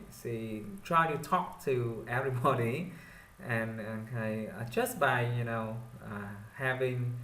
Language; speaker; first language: English; non-native, fluent; Vietnamese